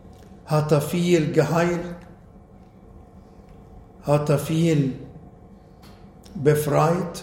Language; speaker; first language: German; non-native, fluent; Arabic